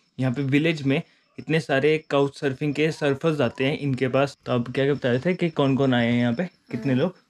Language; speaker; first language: Hindi; native; Hindi